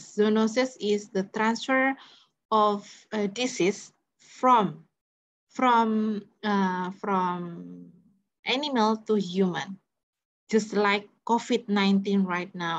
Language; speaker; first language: English; non-native, fluent; Indonesian